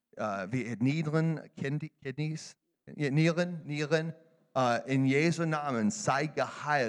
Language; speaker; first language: German; non-native, learner; English